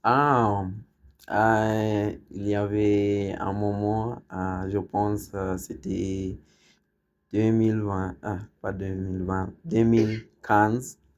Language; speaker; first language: French; non-native, learner; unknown